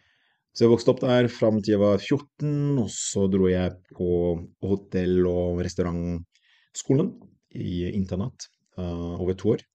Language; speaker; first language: Norwegian; non-native, fluent; French